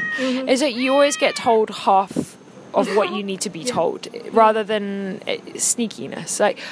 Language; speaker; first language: English; native; English